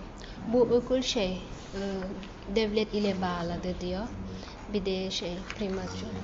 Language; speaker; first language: Turkish; non-native, learner; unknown